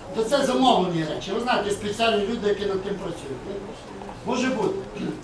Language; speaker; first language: Ukrainian; native; Ukrainian